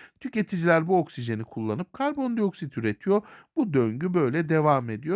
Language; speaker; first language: Turkish; native; Turkish